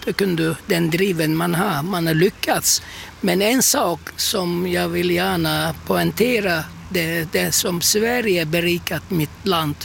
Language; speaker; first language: Swedish; non-native, fluent; Turkish